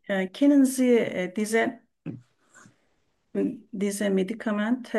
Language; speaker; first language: German; non-native, learner; Turkish